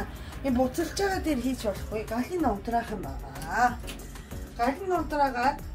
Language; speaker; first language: Mongolian; non-native, fluent; Japanese